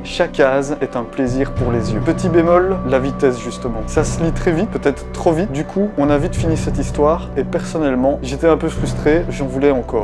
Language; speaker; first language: French; native; French